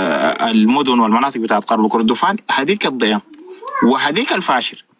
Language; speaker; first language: Arabic; native; Arabic